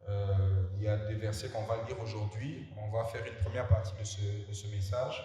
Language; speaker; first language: French; non-native, local second language; Lingala